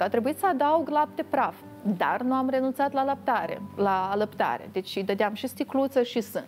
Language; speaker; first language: Romanian; native; Romanian